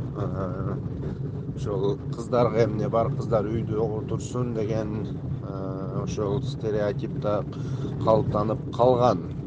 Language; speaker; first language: Kyrgyz; non-native, local second language; Uzbek